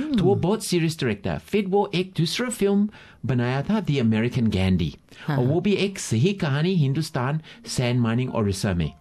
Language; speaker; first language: Hindi; non-native, fluent; English